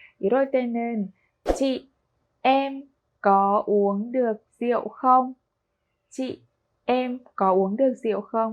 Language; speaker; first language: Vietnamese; non-native, fluent; Korean